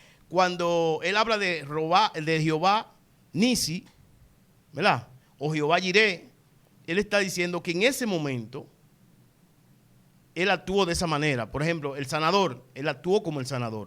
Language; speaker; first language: Spanish; native; Spanish